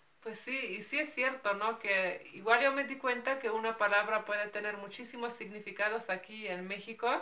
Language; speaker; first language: Spanish; non-native, fluent; Slovenian